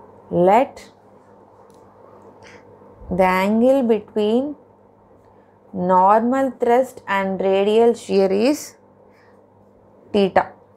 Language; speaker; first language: English; non-native, local second language; Telugu